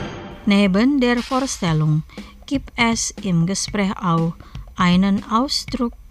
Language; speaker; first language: German; non-native, fluent; Indonesian